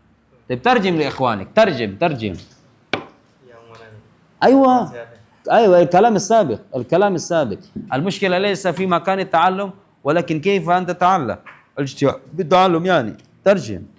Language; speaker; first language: Arabic; non-native, fluent; Indonesian